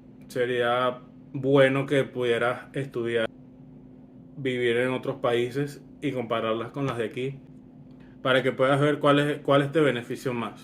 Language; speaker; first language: Spanish; early bilingual, other home language; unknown